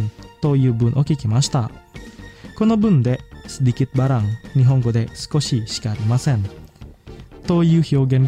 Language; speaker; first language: Japanese; non-native, fluent; Indonesian